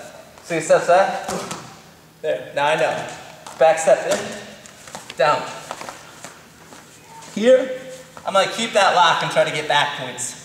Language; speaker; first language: English; native; English